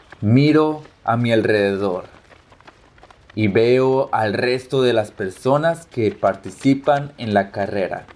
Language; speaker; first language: Spanish; early bilingual, heritage; Spanish